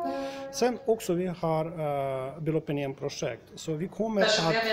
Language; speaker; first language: Swedish; non-native, fluent; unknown